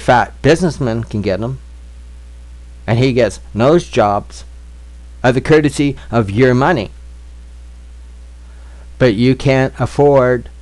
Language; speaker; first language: English; native; English